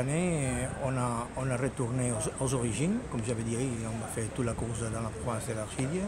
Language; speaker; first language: French; non-native, fluent; Spanish